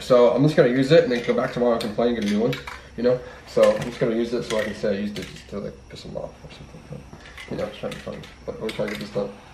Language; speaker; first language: English; native; English